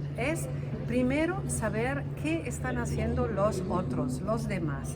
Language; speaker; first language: Spanish; non-native, fluent; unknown